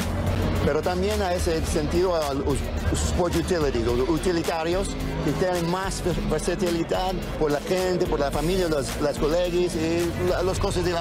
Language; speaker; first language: Spanish; non-native, fluent; English